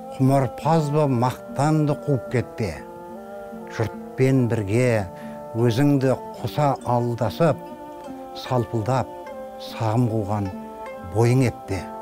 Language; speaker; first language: Kazakh; native; Kazakh